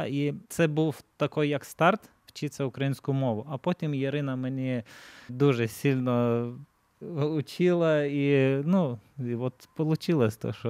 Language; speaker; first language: Ukrainian; non-native, fluent; Lithuanian